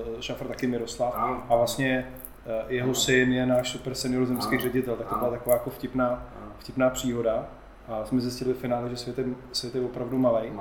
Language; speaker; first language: Czech; native; Czech